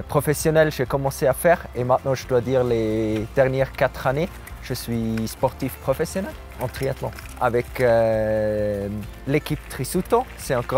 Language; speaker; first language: French; non-native, local second language; German